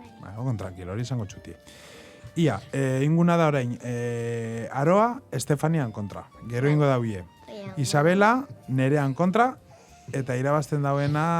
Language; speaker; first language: Basque; native; Basque